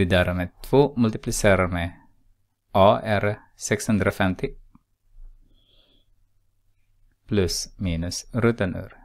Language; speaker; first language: Swedish; non-native, fluent; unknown